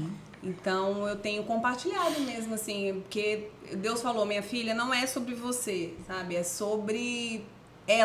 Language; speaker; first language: Portuguese; native; Portuguese